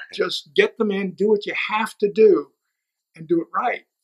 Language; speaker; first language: English; native; English